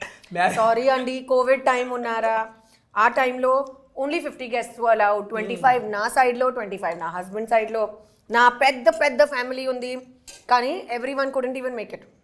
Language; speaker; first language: Telugu; non-native, local second language; Hindi